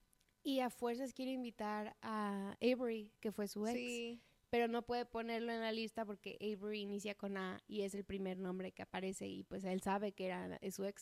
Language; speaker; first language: Spanish; native; Spanish